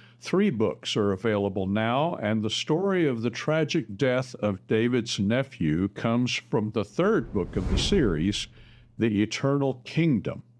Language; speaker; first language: English; native; English